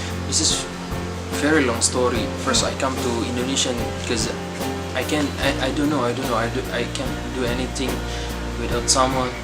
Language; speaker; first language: English; non-native, learner; Arabic